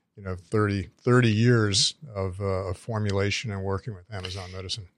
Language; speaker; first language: English; native; English